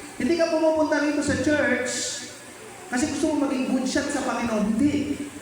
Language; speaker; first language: Filipino; native; Filipino